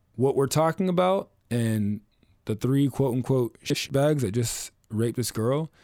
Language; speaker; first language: English; native; English